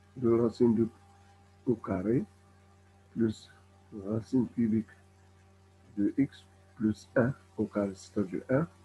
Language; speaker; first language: French; non-native, local second language; Arabic